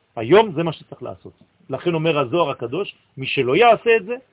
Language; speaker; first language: Hebrew; non-native, fluent; French